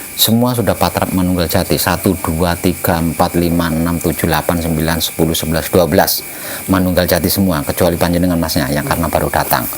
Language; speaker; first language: Indonesian; non-native, local second language; Javanese